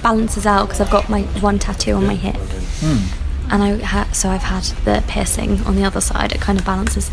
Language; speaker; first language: English; native; English